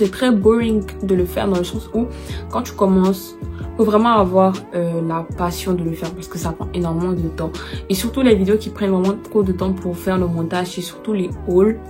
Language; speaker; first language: French; native; French